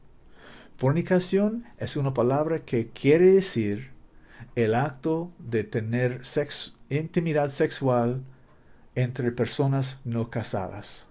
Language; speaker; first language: Spanish; non-native, learner; English